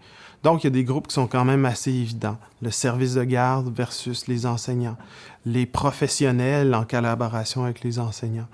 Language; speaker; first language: French; native; French